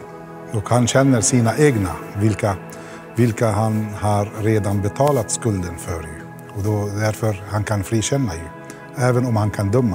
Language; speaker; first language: Swedish; non-native, fluent; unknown